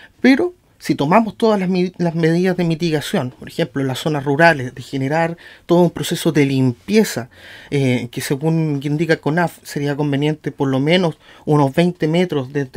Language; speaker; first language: Spanish; native; Spanish